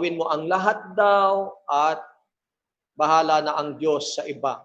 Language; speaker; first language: Filipino; native; Filipino